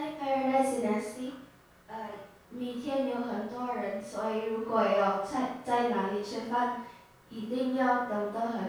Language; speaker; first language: Chinese; non-native, learner; Indonesian